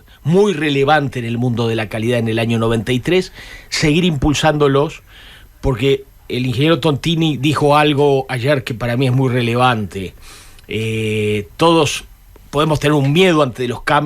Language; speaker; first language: Spanish; native; Spanish